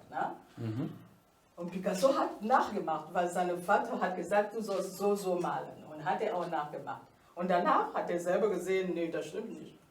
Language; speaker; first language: German; non-native, fluent; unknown